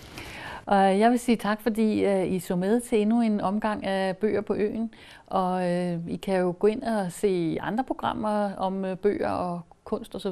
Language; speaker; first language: Danish; native; Danish